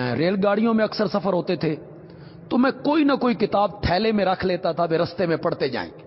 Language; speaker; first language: Urdu; non-native, local second language; Punjabi